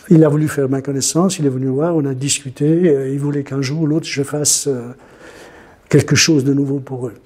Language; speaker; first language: French; non-native, fluent; Italian